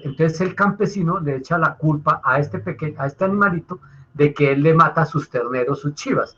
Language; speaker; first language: Spanish; native; Spanish